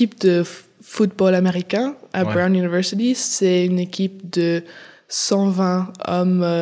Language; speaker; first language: French; early bilingual, heritage; English